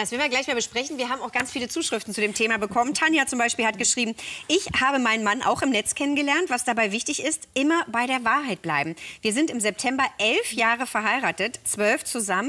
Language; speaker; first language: German; native; German